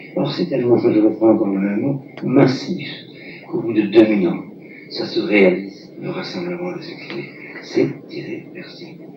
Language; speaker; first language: French; non-native, local second language; Arabic